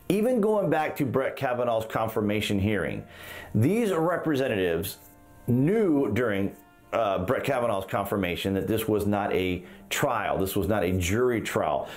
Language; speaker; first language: English; native; English